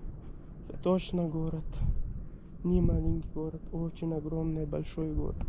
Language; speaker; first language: Russian; non-native, learner; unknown